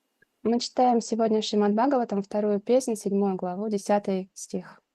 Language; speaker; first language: Russian; non-native, fluent; English